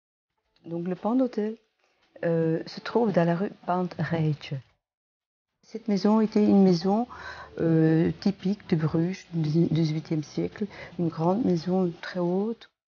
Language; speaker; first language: French; non-native, local second language; Dutch